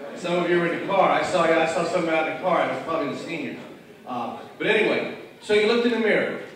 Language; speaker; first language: English; native; English